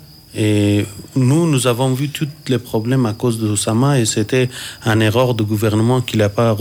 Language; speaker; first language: French; non-native, fluent; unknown